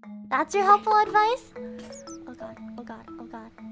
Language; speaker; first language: English; native; English